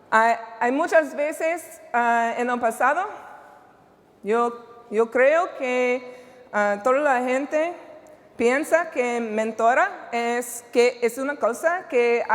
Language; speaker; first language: Spanish; non-native, learner; English